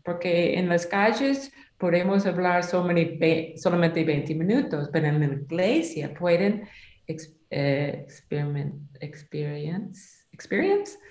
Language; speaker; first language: Spanish; non-native, learner; English